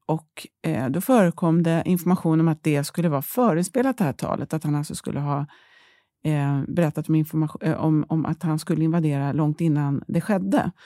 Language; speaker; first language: Swedish; native; Swedish